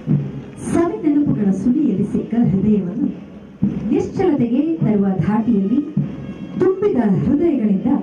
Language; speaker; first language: Kannada; native; Kannada